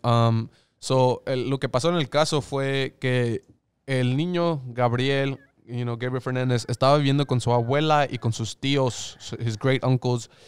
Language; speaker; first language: Spanish; early bilingual, heritage; Spanish